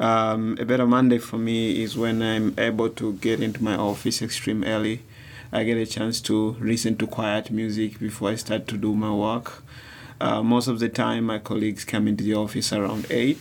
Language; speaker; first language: English; non-native, local second language; Swahili